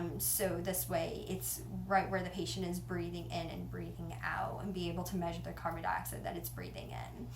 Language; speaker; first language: English; native; English